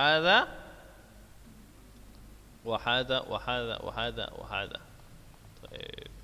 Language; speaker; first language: Arabic; non-native, fluent; Indonesian